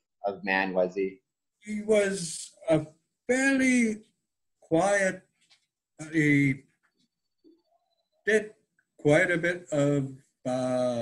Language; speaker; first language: English; native; English